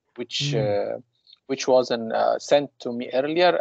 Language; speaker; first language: English; non-native, fluent; Ukrainian